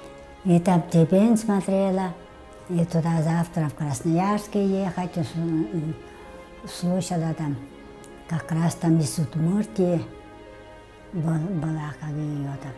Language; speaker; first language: Russian; non-native, local second language; Tuvinian